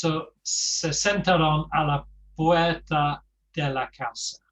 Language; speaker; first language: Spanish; non-native, fluent; English